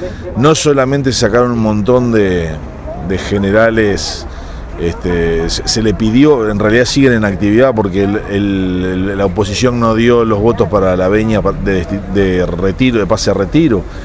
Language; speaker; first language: Spanish; native; Spanish